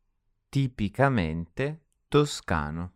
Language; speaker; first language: Italian; non-native, learner; English